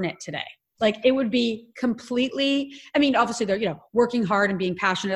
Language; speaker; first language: English; native; English